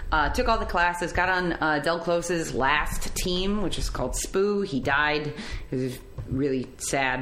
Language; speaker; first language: English; native; English